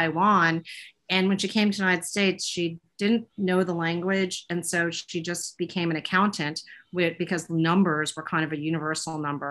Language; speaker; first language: English; native; English